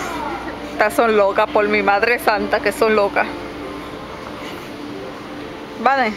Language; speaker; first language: Spanish; native; Spanish